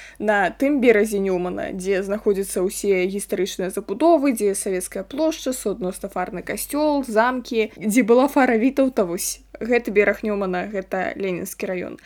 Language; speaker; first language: Belarusian; non-native, local second language; Russian